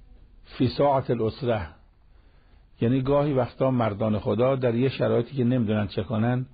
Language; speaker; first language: Persian; native; Persian